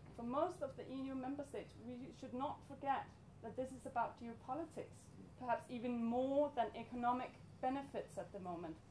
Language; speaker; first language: English; non-native, fluent; Danish